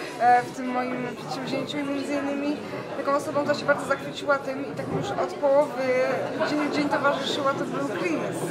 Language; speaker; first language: Polish; native; Polish